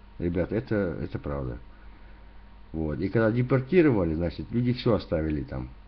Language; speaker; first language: Russian; native; Russian